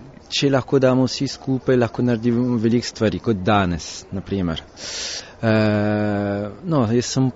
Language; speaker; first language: Slovenian; early bilingual, heritage; Slovenian